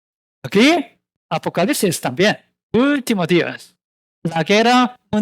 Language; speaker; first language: Spanish; non-native, learner; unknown